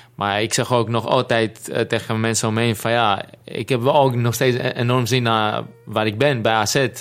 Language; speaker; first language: Dutch; non-native, fluent; Greek